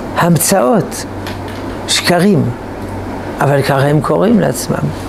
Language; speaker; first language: Hebrew; non-native, fluent; French